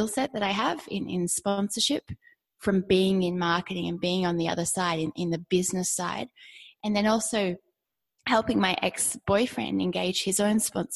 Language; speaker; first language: English; native; English